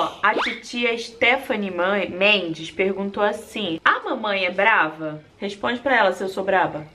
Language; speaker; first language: Portuguese; native; Portuguese